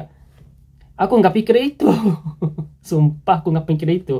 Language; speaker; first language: Indonesian; non-native, fluent; Korean